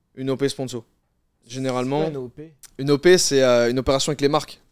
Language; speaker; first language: French; native; French